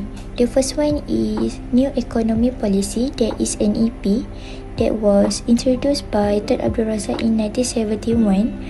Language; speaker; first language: English; non-native, local second language; Malay